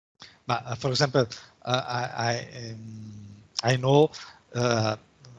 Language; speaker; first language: English; non-native, learner; Italian